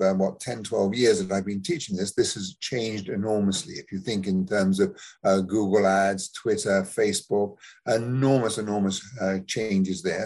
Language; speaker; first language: English; native; English